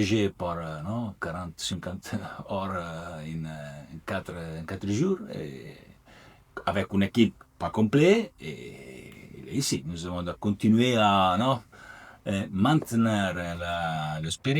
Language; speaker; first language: French; non-native, learner; Italian